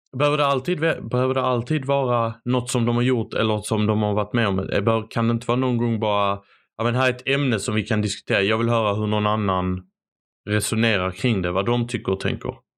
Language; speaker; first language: Swedish; early bilingual, other home language; Arabic